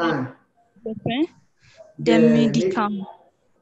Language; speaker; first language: French; non-native, learner; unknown